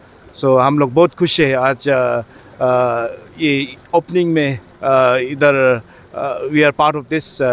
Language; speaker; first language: Hindi; non-native, fluent; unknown